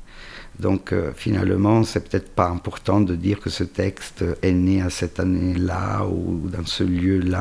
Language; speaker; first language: French; non-native, fluent; Italian